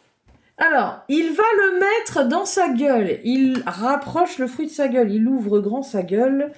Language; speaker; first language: French; native; French